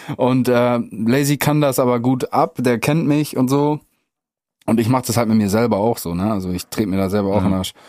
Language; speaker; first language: German; native; German